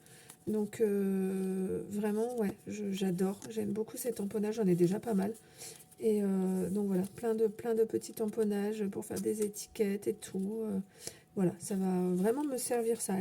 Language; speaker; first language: French; native; French